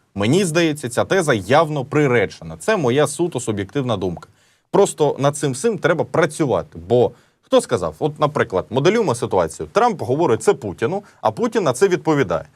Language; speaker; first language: Ukrainian; native; Ukrainian